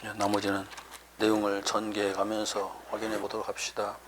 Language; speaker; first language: Korean; native; Korean